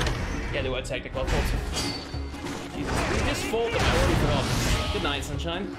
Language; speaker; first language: English; native; English